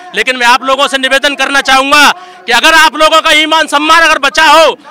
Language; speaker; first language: Hindi; native; Hindi